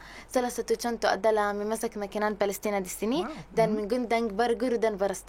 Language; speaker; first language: Indonesian; non-native, learner; Arabic